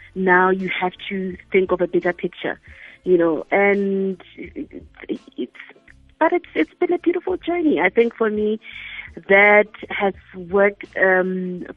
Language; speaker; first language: English; non-native, local second language; Tswana